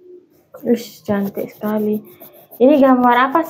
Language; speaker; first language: Indonesian; native; Indonesian